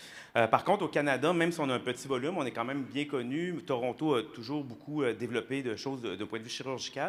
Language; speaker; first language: French; native; French